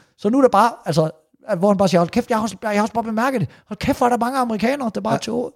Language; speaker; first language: Danish; native; Danish